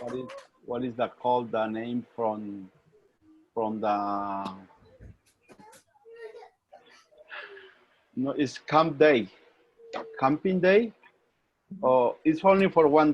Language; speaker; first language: English; non-native, learner; Spanish